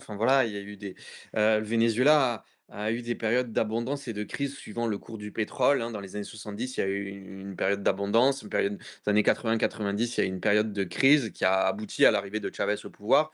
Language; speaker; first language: French; native; French